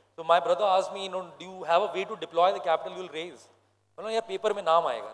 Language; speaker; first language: English; non-native, local second language; Hindi